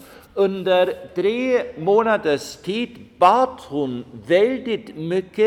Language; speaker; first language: Swedish; non-native, fluent; German